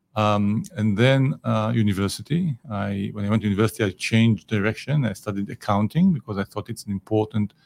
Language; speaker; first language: English; non-native, fluent; Hebrew